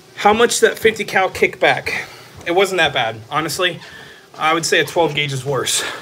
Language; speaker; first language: English; native; English